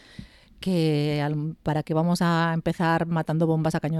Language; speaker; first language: Spanish; native; Spanish